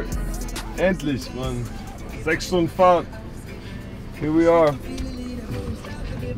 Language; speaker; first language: German; native; German